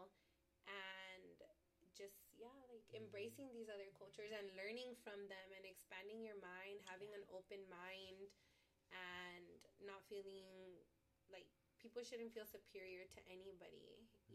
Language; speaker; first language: English; native; English